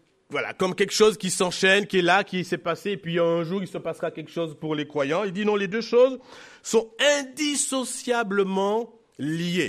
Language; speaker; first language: French; native; French